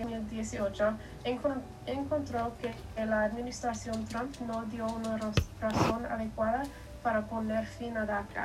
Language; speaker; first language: Spanish; non-native, learner; English